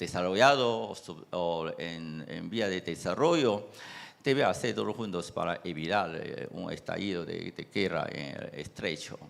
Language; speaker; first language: Spanish; non-native, fluent; Chinese